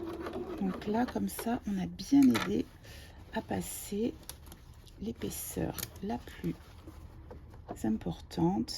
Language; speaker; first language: French; native; French